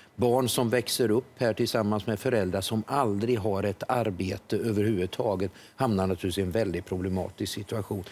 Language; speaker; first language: Swedish; native; Swedish